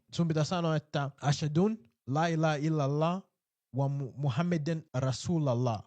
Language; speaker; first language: Finnish; non-native, fluent; Arabic